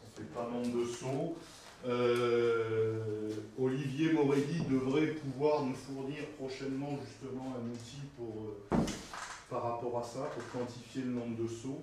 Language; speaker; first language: French; native; French